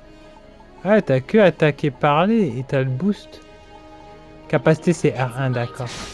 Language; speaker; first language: French; native; French